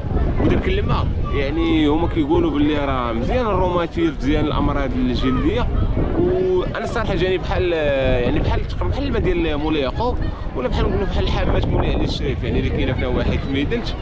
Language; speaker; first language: Arabic; native; Arabic